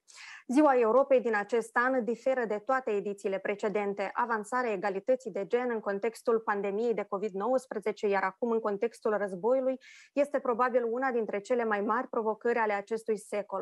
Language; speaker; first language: Romanian; native; Romanian